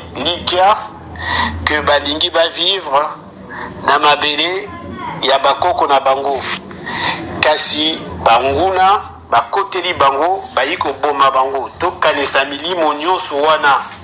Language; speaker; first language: Lingala; early bilingual, heritage; Lingala